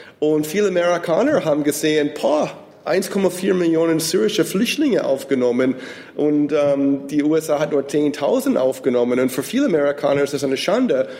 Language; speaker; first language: German; non-native, fluent; English